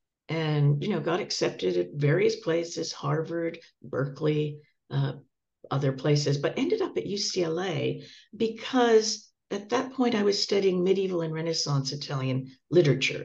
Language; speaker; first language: English; native; English